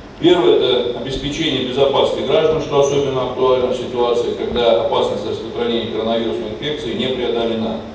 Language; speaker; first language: Russian; native; Russian